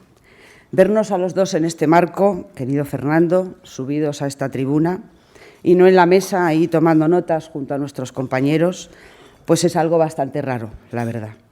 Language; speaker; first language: Spanish; native; Spanish